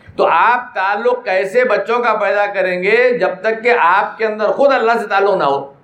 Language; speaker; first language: Urdu; native; Urdu